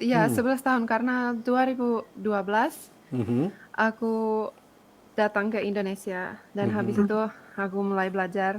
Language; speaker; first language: Indonesian; non-native, fluent; Finnish